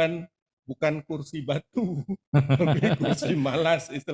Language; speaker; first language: Indonesian; native; Indonesian